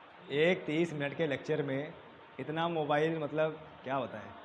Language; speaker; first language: Hindi; native; Hindi